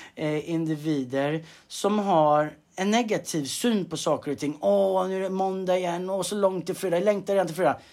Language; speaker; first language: Swedish; native; Swedish